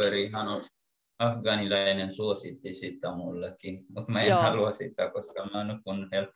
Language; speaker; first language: Finnish; non-native, learner; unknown